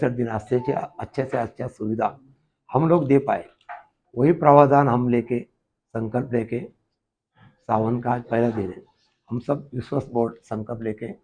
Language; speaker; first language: Hindi; non-native, local second language; Marathi